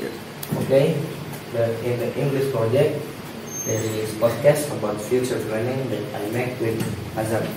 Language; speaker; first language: English; non-native, learner; Indonesian